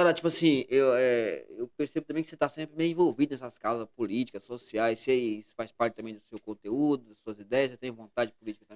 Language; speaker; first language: Portuguese; native; Portuguese